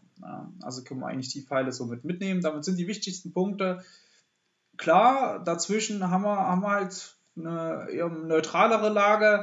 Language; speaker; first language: German; native; German